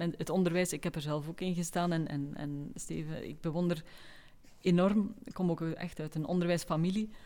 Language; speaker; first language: Dutch; native; Dutch